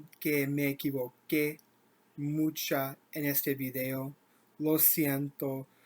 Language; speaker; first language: Spanish; non-native, learner; English